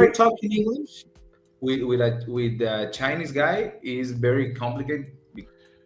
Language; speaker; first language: English; non-native, learner; Spanish